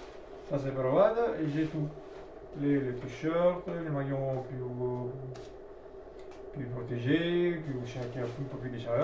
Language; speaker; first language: French; non-native, learner; Italian